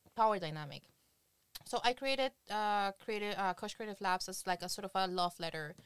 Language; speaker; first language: English; non-native, fluent; Spanish